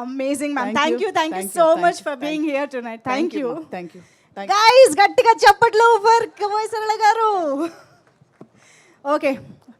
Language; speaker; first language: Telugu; native; Telugu